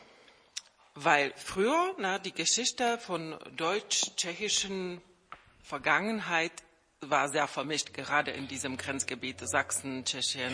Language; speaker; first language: German; non-native, fluent; Czech